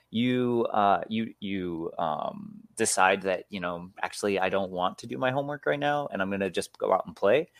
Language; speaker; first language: English; native; English